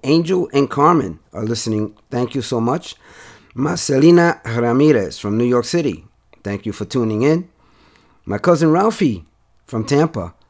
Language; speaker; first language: English; native; English